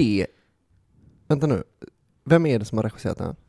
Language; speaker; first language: Swedish; native; Swedish